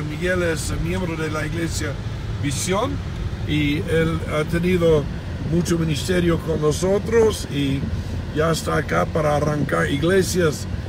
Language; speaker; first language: Spanish; non-native, fluent; English